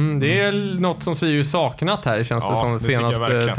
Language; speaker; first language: Swedish; native; Swedish